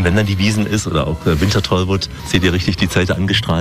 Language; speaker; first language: German; native; German